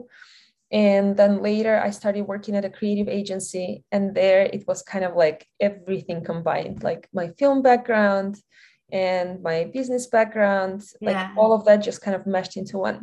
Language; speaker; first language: English; non-native, fluent; Russian